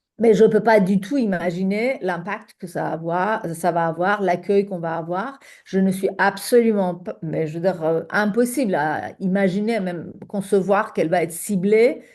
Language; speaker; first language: French; non-native, fluent; Persian